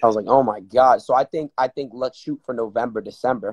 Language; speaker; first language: English; native; English